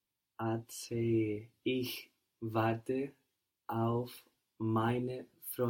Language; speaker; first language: German; non-native, learner; English